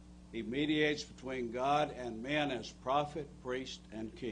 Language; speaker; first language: English; native; English